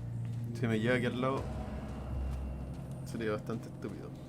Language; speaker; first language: Spanish; native; Spanish